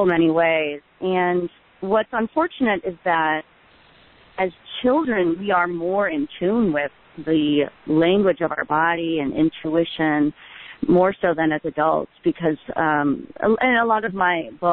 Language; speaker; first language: English; native; English